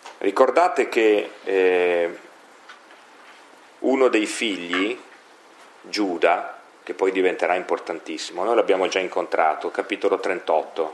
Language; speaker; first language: Italian; native; Italian